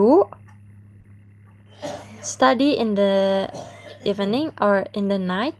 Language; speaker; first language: English; non-native, learner; Indonesian